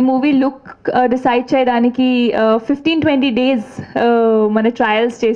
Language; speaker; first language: Telugu; non-native, fluent; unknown